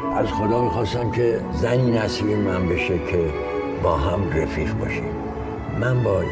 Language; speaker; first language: Persian; native; Persian